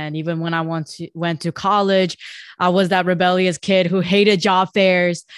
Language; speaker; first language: English; early bilingual, other home language; Korean